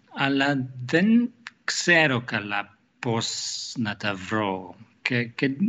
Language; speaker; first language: Greek; non-native, fluent; German